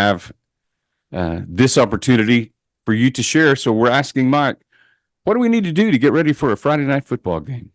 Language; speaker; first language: English; native; English